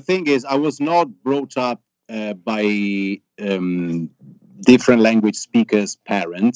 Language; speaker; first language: English; non-native, fluent; Italian